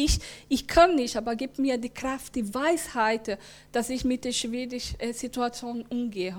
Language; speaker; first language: German; non-native, learner; Portuguese